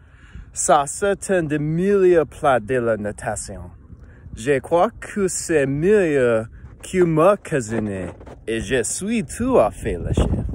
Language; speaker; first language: French; non-native, learner; English